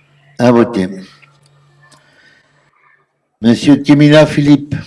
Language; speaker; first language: French; native; French